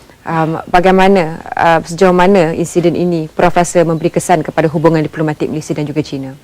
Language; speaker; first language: Malay; native; Malay